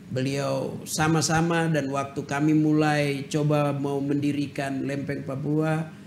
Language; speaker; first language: Indonesian; native; Indonesian